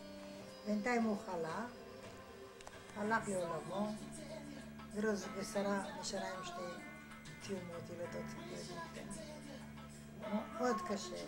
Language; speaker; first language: Hebrew; non-native, fluent; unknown